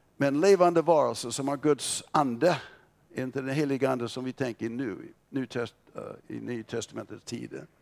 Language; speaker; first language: Swedish; non-native, fluent; English